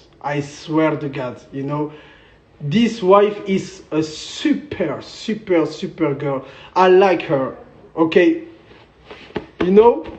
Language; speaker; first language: English; non-native, learner; French